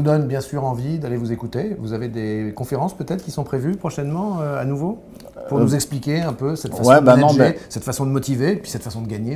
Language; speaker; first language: French; native; French